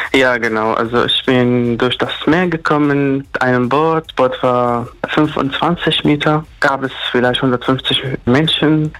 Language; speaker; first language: German; non-native, fluent; Arabic